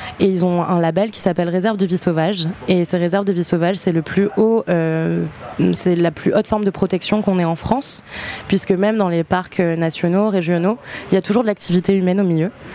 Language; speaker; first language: French; native; French